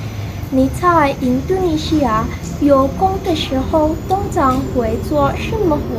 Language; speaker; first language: Chinese; non-native, learner; Indonesian